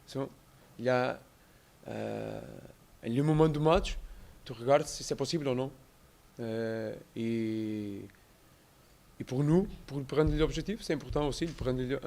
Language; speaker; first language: French; non-native, learner; Portuguese